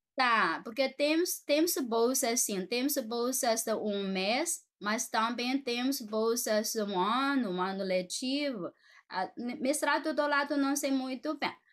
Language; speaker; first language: Portuguese; non-native, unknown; Chinese